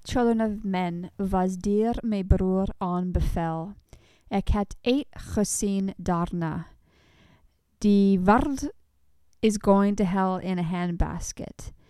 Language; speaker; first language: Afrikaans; non-native, learner; English